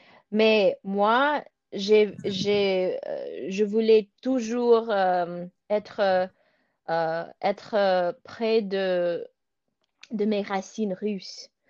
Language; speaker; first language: French; non-native, learner; Russian